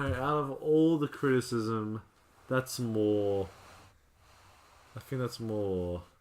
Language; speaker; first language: English; native; English